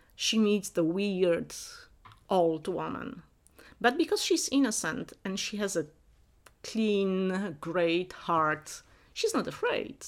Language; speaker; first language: English; non-native, fluent; Polish